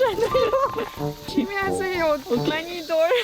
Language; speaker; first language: Korean; non-native, learner; French